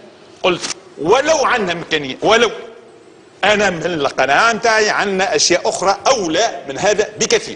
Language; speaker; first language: Arabic; native; Arabic